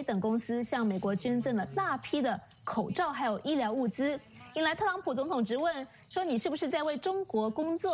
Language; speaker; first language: Chinese; native; Chinese